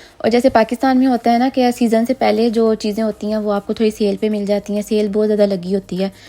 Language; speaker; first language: Urdu; native; Urdu